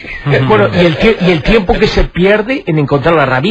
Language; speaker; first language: Spanish; native; Spanish